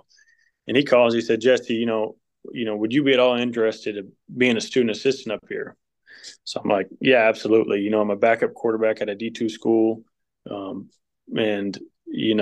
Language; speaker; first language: English; native; English